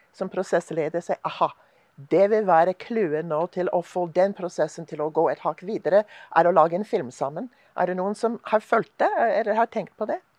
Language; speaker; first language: Norwegian; non-native, fluent; English